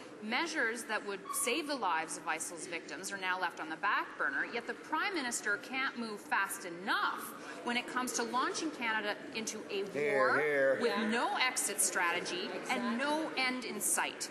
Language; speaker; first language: English; native; English